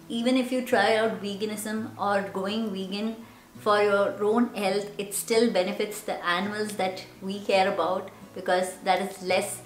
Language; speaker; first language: English; non-native, local second language; Malayalam